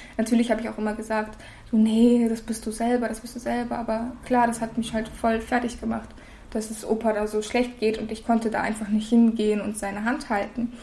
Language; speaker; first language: German; early bilingual, other home language; Russian